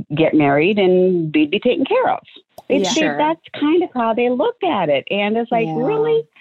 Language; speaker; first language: English; native; English